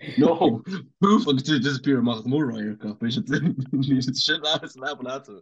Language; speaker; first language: Irish; native; Irish